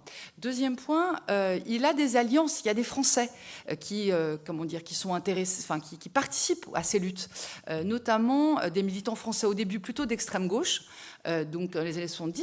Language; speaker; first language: French; native; French